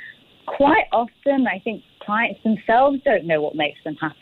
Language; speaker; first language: English; native; English